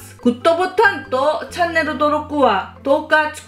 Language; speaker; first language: Japanese; non-native, fluent; Korean